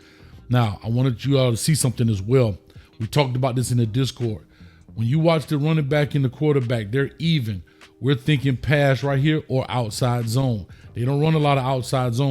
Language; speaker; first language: English; native; English